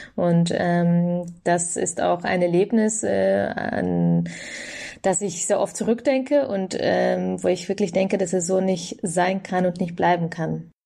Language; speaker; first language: German; early bilingual, other home language; Russian